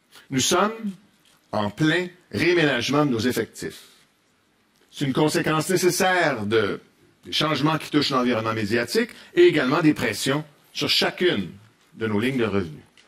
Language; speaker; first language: French; native; French